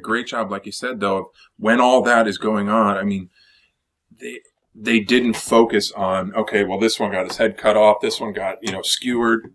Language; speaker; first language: English; native; English